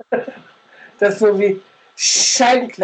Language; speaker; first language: German; native; German